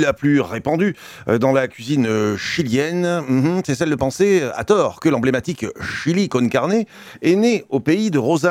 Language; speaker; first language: French; native; French